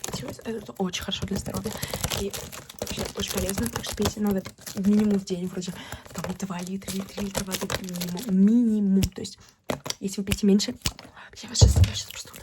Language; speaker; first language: Russian; early bilingual, heritage; Russian